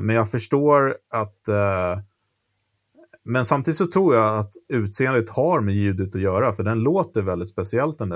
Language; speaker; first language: Swedish; native; Swedish